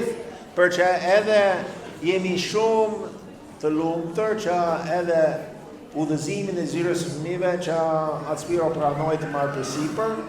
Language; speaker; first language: Albanian; non-native, fluent; English